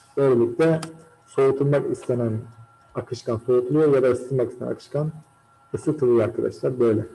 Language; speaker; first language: Turkish; native; Turkish